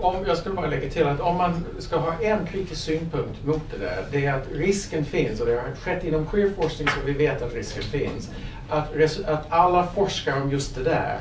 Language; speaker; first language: Swedish; non-native, fluent; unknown